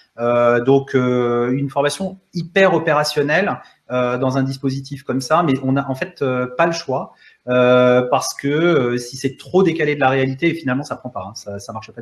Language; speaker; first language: French; native; French